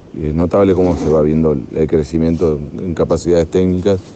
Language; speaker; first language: Spanish; native; Spanish